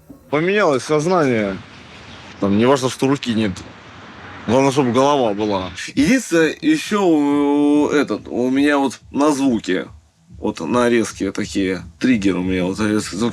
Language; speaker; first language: Russian; native; Russian